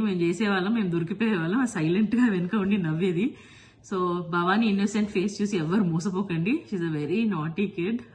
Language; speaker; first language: Telugu; native; Telugu